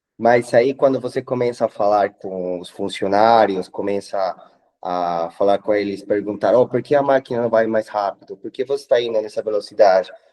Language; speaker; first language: Portuguese; non-native, fluent; Spanish